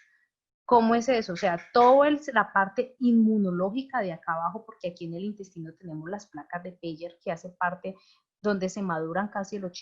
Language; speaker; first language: Spanish; native; Spanish